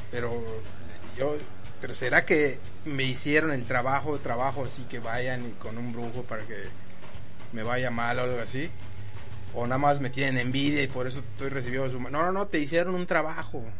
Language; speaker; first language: Spanish; native; Spanish